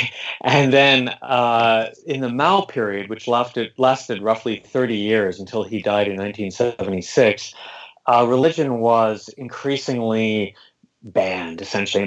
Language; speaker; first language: English; native; English